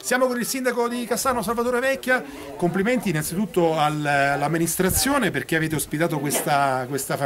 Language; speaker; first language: Italian; native; Italian